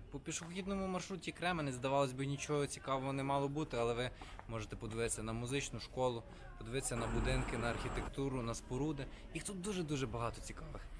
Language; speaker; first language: Ukrainian; native; Ukrainian